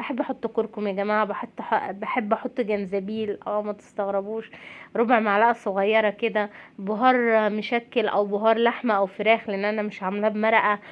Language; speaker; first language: Arabic; native; Arabic